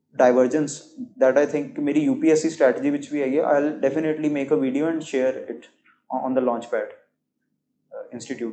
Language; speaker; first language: English; non-native, local second language; Punjabi